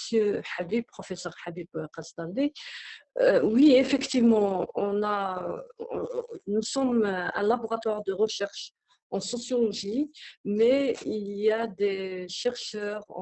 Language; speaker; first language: French; non-native, local second language; Arabic